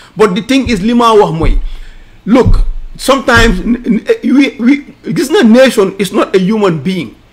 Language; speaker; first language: English; non-native, local second language; Wolof